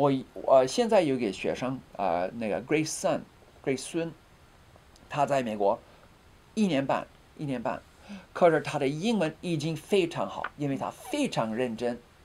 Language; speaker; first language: Chinese; non-native, fluent; English